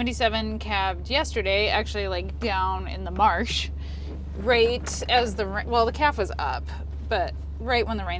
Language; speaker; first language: English; native; English